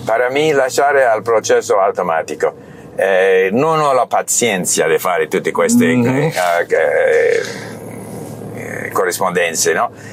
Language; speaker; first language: Italian; non-native, learner; English